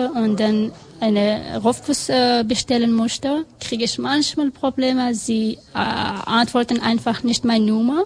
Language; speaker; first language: German; non-native, learner; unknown